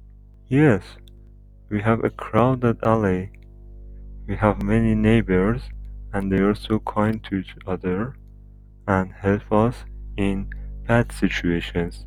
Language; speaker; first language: English; non-native, learner; Persian